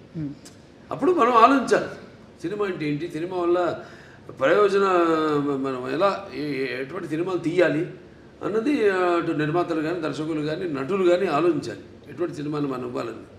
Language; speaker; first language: Telugu; native; Telugu